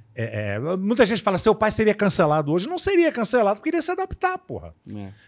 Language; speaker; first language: Portuguese; native; Portuguese